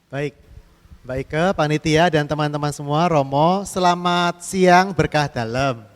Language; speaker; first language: Indonesian; native; Indonesian